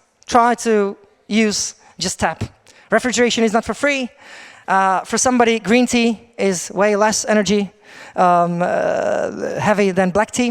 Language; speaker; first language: English; non-native, fluent; Czech